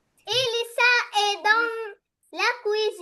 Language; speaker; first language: French; non-native, learner; Arabic